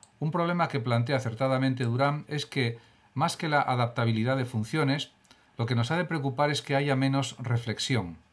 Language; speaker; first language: Spanish; native; Spanish